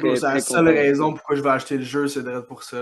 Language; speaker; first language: French; native; French